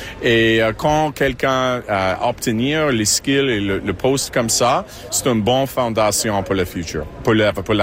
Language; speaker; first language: French; non-native, local second language; English